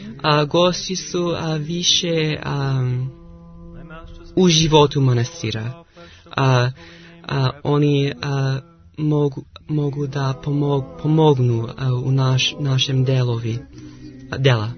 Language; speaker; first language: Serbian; non-native, learner; English